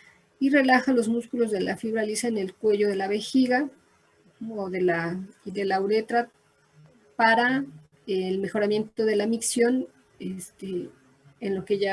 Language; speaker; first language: Spanish; native; Spanish